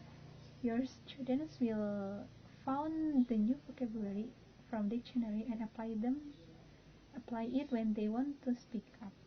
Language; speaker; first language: English; non-native, learner; Indonesian